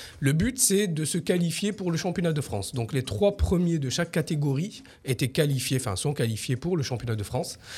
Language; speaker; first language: French; native; French